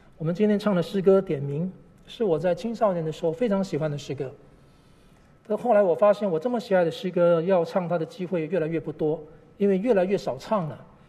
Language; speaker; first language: Chinese; native; Chinese